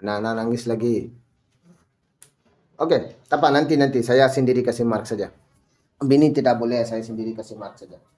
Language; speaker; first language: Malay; non-native, learner; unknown